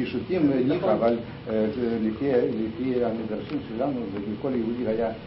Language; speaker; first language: Hebrew; non-native, fluent; Russian